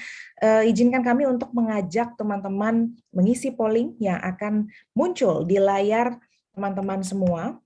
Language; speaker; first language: Indonesian; native; Indonesian